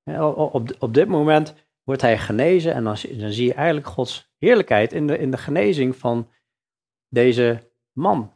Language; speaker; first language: Dutch; native; Dutch